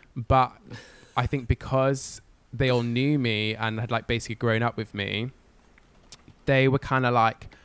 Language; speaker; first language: English; native; English